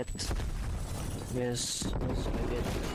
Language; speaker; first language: English; non-native, learner; French